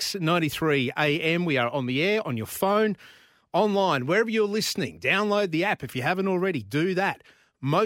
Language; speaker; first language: English; native; English